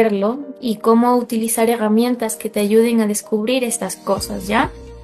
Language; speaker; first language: Spanish; native; Spanish